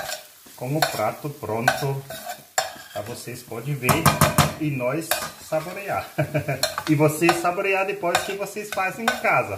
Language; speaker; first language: Portuguese; non-native, fluent; German